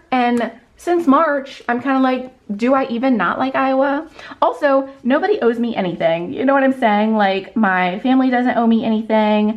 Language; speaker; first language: English; native; English